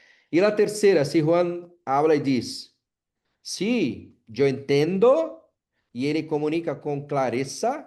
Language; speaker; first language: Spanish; non-native, learner; Portuguese